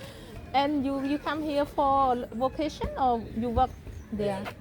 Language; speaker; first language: English; non-native, learner; Khmer